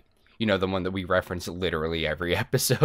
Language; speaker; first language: English; native; English